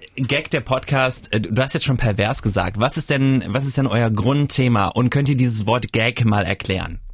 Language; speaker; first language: German; native; German